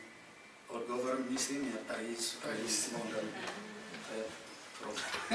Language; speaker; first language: Slovenian; non-native, fluent; English